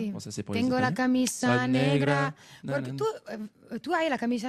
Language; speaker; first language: French; non-native, learner; Italian